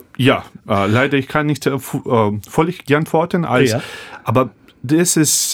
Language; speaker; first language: German; non-native, fluent; Russian